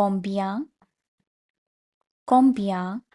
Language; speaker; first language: French; non-native, fluent; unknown